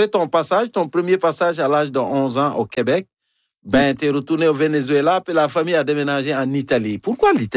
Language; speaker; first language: French; native; French